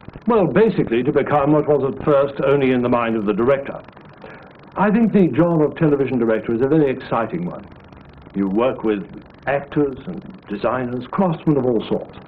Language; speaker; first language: English; native; English